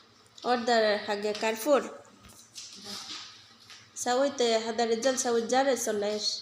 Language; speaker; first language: Arabic; non-native, learner; Bangla